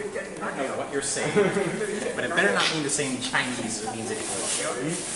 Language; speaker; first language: English; native; English